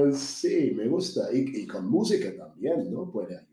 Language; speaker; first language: Spanish; non-native, fluent; English